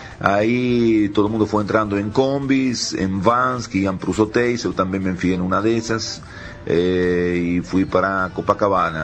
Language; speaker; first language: Spanish; non-native, fluent; Portuguese